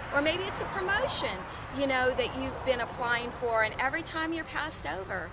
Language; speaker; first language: English; native; English